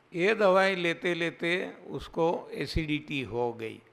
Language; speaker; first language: Hindi; non-native, local second language; Gujarati